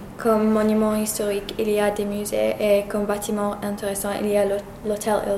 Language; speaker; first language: French; non-native, learner; English